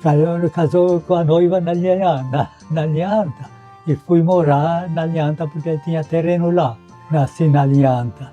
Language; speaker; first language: Portuguese; non-native, local second language; Polish